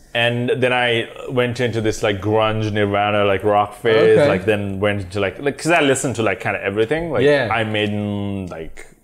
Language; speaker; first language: English; non-native, local second language; Sinhala